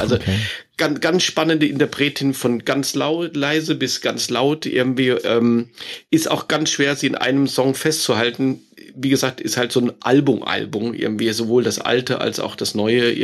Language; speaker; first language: German; native; German